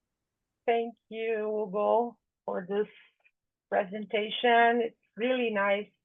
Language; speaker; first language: English; non-native, fluent; Portuguese